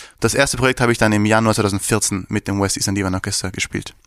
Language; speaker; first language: German; early bilingual, other home language; Persian